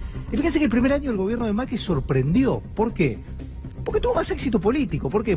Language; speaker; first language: Spanish; native; Spanish